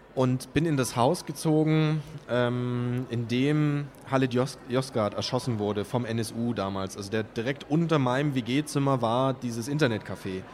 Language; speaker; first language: German; native; German